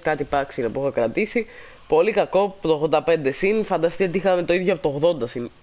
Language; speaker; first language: Greek; native; Greek